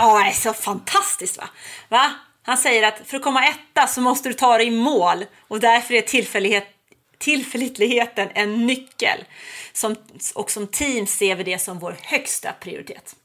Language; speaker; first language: Swedish; native; Swedish